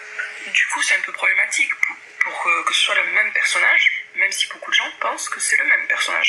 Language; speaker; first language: French; native; French